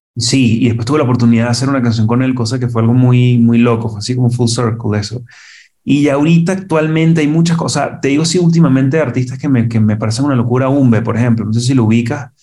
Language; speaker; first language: Spanish; native; Spanish